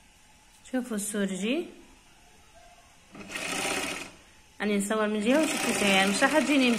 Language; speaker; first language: Arabic; native; Arabic